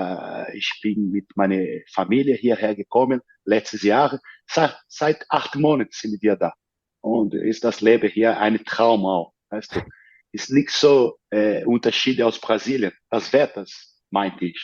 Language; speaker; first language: German; non-native, fluent; Portuguese